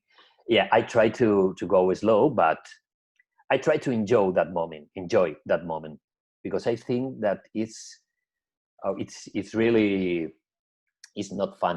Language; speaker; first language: English; non-native, learner; Spanish